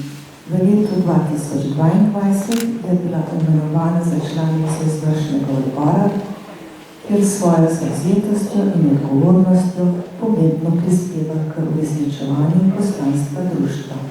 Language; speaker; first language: Slovenian; native; Slovenian